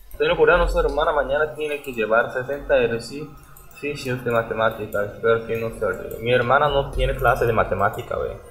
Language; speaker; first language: Spanish; non-native, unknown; Korean